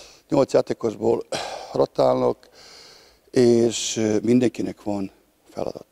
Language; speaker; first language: Hungarian; non-native, learner; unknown